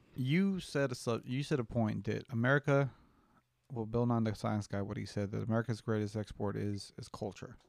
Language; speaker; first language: English; native; English